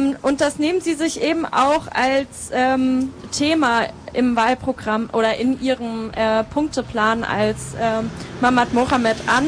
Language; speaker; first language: German; native; German